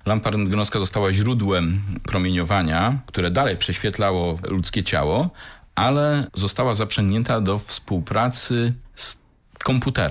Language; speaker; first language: Polish; native; Polish